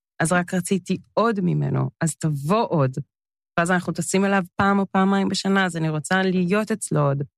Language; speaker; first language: Hebrew; early bilingual, other home language; English